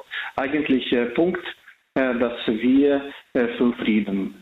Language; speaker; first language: German; non-native, fluent; Russian